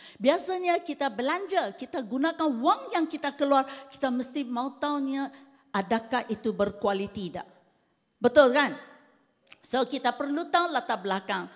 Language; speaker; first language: Malay; non-native, local second language; Chinese